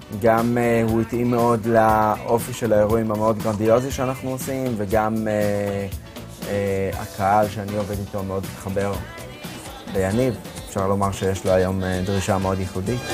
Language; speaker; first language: Hebrew; native; Hebrew